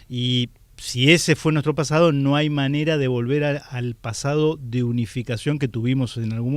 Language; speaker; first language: Spanish; native; Spanish